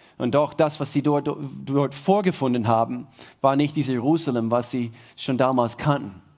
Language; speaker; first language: German; non-native, fluent; English